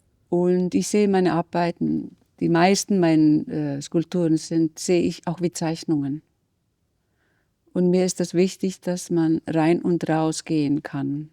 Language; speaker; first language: German; non-native, fluent; Icelandic